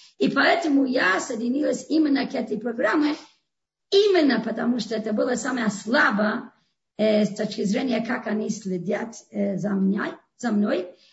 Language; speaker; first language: Russian; non-native, fluent; English